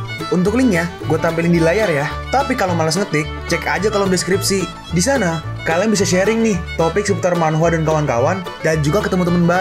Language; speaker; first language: Indonesian; native; Indonesian